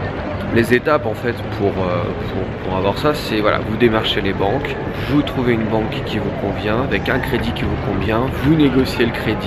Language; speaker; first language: French; native; French